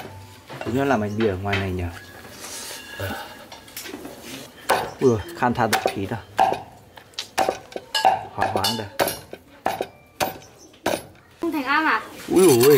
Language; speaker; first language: Chinese; non-native, fluent; Vietnamese